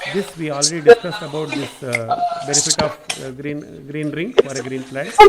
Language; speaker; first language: English; non-native, local second language; Kannada